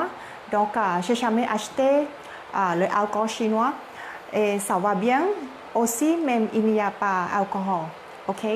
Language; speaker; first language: French; non-native, learner; Thai